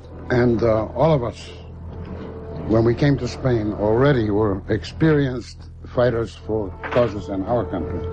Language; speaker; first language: English; native; English